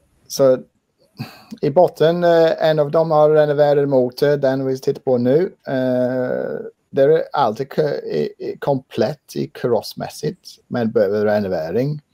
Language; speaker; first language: Swedish; non-native, fluent; English